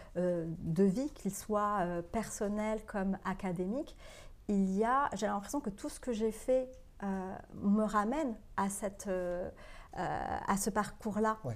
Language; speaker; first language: French; non-native, local second language; Arabic